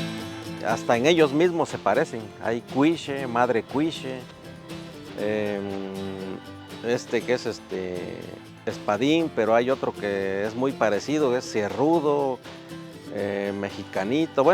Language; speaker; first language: Spanish; native; Spanish